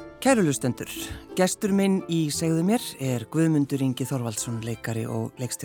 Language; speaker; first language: Icelandic; native; Icelandic